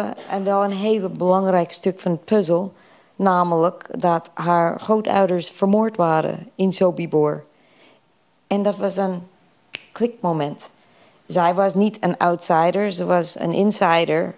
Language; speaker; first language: Dutch; non-native, fluent; English